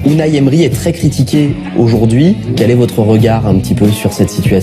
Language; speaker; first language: French; native; French